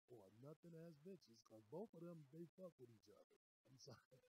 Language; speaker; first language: English; native; English